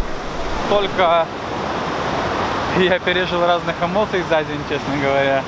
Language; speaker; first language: Russian; native; Russian